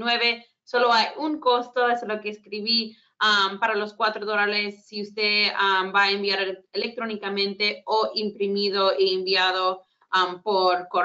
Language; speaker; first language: Spanish; early bilingual, heritage; Spanish